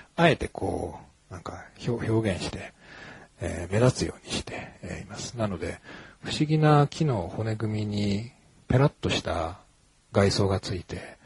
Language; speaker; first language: Japanese; native; Japanese